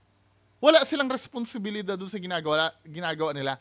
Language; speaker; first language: Filipino; native; Filipino